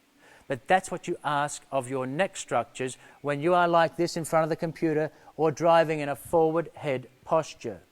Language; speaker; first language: English; native; English